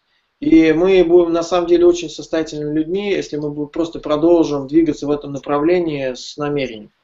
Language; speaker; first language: Russian; native; Russian